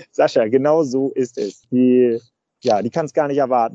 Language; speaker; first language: German; native; German